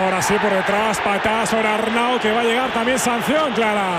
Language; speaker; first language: Spanish; native; Spanish